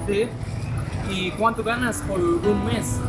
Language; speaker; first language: Spanish; non-native, learner; Japanese